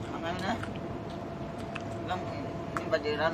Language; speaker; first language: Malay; non-native, learner; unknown